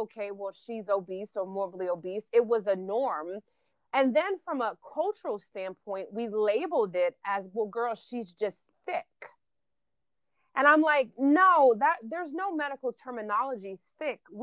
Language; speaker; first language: English; native; English